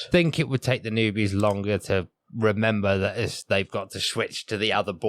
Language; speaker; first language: English; native; English